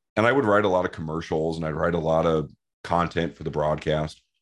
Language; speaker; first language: English; native; English